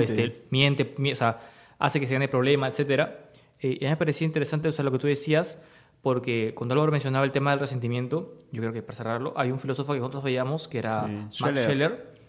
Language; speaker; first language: Spanish; native; Spanish